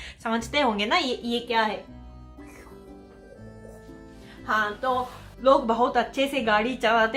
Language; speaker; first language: Hindi; non-native, fluent; Japanese